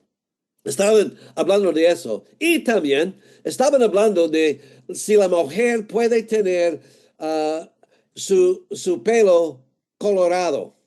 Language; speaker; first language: Spanish; non-native, fluent; English